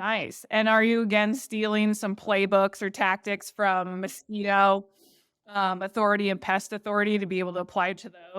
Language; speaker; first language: English; native; English